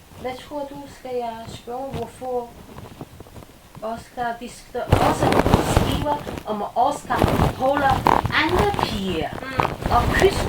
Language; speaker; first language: Danish; non-native, learner; Chinese